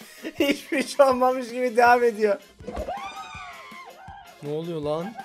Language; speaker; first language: Turkish; native; Turkish